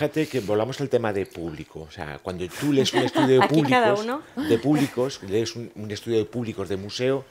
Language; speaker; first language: Spanish; native; Spanish